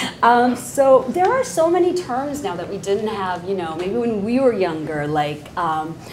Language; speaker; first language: English; non-native, local second language; Bangla